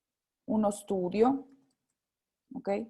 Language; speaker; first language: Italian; non-native, fluent; Spanish